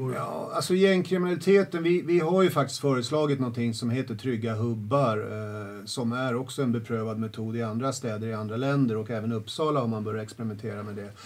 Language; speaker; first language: Swedish; native; Swedish